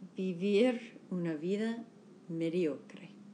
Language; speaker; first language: Spanish; non-native, learner; English